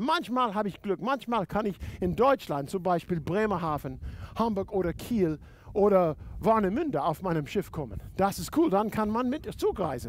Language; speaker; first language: German; non-native, fluent; English